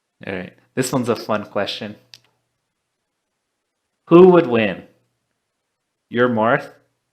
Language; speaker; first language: English; native; English